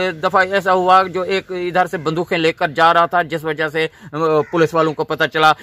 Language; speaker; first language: Urdu; non-native, local second language; Saraiki